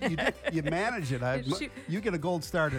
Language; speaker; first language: English; native; English